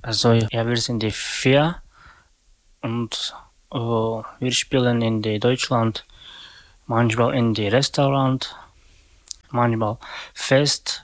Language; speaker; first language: German; non-native, learner; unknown